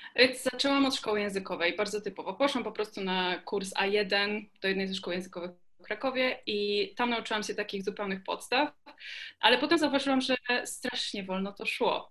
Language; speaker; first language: Polish; native; Polish